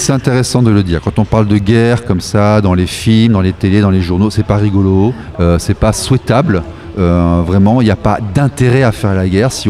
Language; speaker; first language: French; native; French